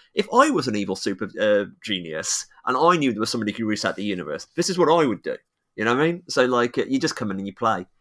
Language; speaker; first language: English; native; English